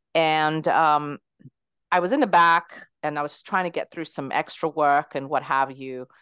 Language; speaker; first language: English; early bilingual, other home language; Spanish